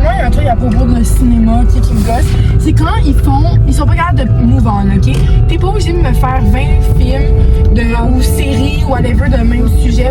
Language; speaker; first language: French; native; French